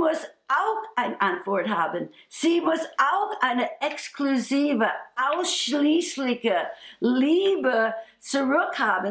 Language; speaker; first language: German; non-native, fluent; English